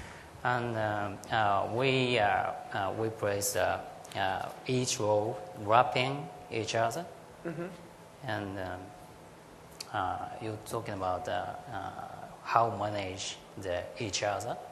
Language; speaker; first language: English; non-native, learner; Japanese